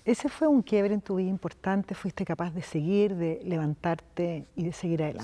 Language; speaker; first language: Spanish; native; Spanish